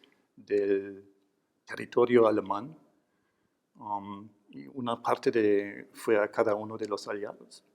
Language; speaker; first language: Spanish; non-native, fluent; German